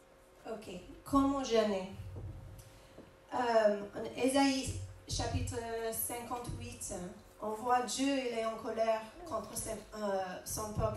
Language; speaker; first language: French; non-native, fluent; English